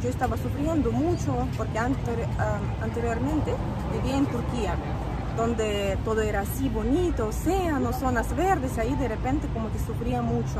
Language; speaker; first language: Spanish; native; Spanish